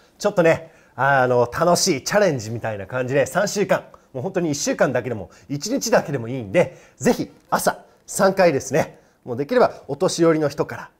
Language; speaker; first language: Japanese; non-native, fluent; English